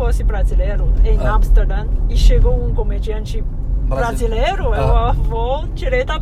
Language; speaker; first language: Portuguese; non-native, fluent; Chinese